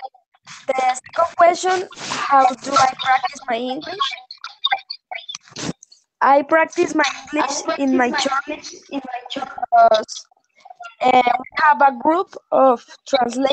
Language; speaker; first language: English; non-native, learner; Spanish